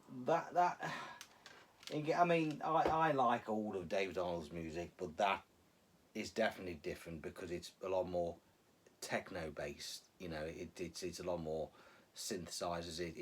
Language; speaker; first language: English; native; English